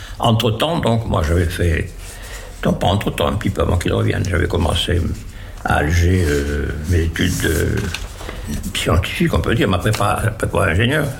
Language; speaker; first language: French; native; French